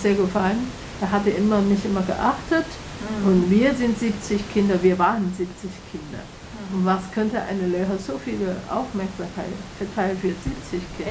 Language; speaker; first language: German; non-native, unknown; Chinese